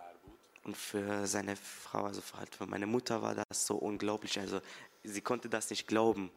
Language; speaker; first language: German; early bilingual, other home language; Persian